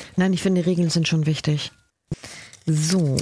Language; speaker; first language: German; early bilingual, other home language; Spanish